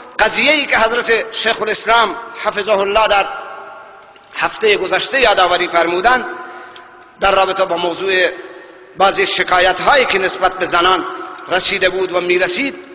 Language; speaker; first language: Persian; non-native, local second language; Baluchi